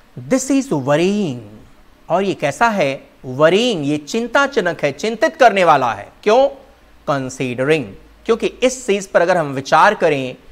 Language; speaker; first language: Hindi; native; Hindi